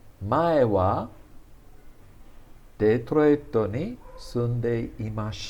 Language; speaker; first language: Japanese; non-native, fluent; English